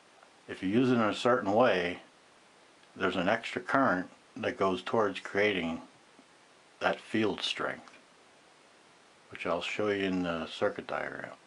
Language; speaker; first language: English; native; English